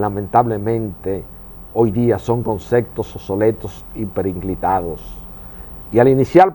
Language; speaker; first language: Spanish; native; Spanish